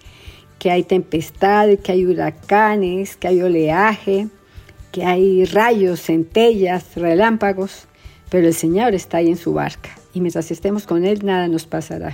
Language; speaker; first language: Spanish; native; Spanish